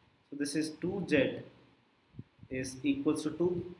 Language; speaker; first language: English; non-native, local second language; Hindi